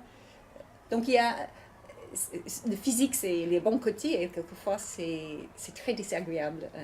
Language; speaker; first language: French; non-native, learner; English